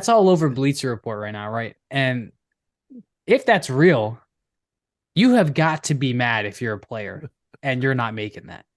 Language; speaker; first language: English; native; English